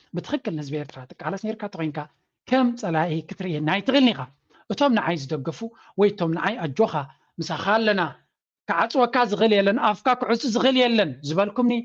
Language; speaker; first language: Tigrinya; native; Tigrinya